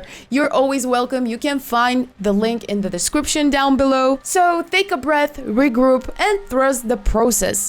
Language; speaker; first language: English; non-native, fluent; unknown